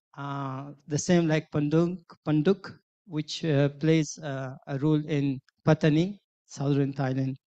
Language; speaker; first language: English; non-native, fluent; Persian